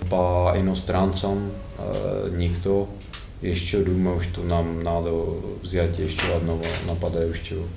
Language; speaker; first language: Russian; non-native, fluent; Czech